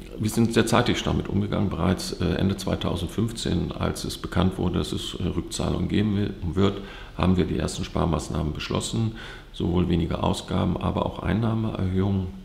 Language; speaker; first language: German; native; German